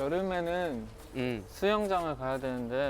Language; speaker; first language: Korean; native; Korean